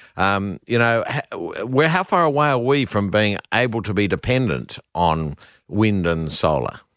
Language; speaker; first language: English; native; English